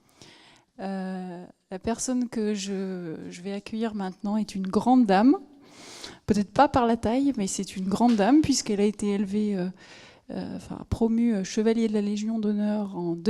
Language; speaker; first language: French; native; French